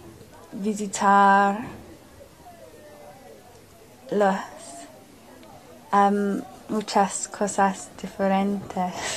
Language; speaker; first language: Spanish; non-native, learner; English